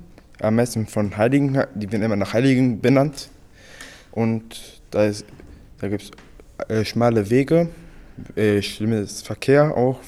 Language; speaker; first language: German; early bilingual, other home language; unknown